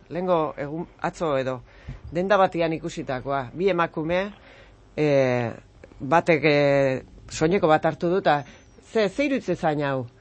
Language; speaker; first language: Basque; native; Basque